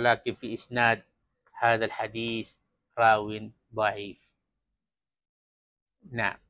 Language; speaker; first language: Arabic; non-native, fluent; Malay